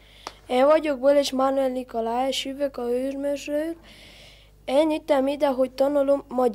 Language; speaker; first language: Hungarian; non-native, local second language; Romanian